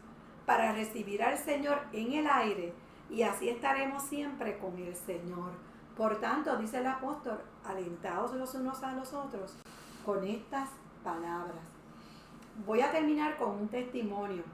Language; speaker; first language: Spanish; native; Spanish